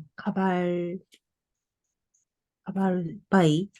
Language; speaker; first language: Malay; non-native, learner; Japanese